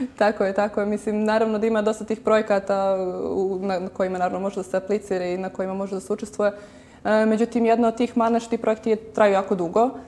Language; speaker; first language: Croatian; native; Croatian